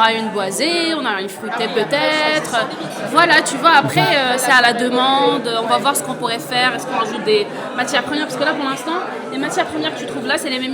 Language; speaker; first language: French; native; French